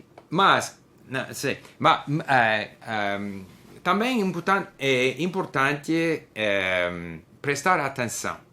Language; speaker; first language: Portuguese; non-native, learner; English